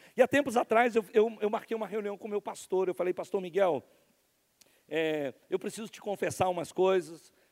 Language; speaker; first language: Portuguese; native; Portuguese